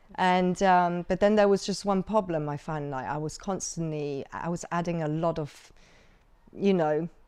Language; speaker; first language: English; early bilingual, other home language; Cantonese